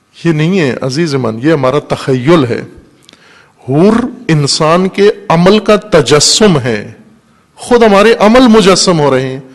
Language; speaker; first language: Urdu; non-native, local second language; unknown